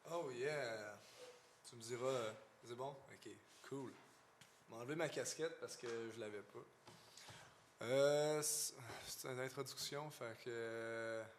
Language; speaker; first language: French; native; French